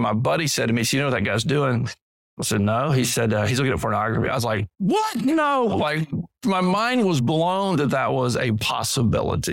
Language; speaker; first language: English; native; English